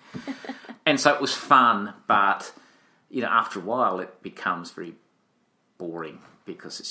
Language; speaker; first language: English; native; English